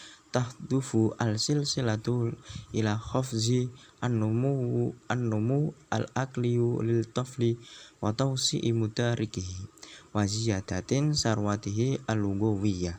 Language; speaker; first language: Arabic; non-native, learner; Indonesian